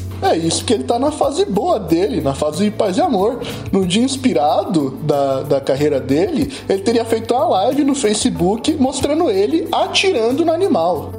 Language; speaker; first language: Portuguese; native; Portuguese